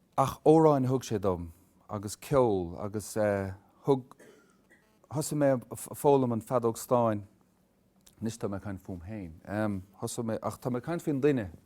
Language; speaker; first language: Irish; native; Irish